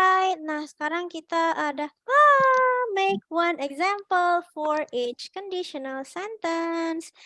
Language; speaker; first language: English; non-native, fluent; Indonesian